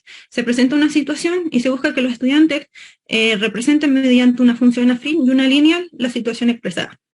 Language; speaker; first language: Spanish; native; Spanish